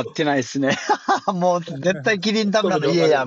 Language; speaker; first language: Japanese; native; Japanese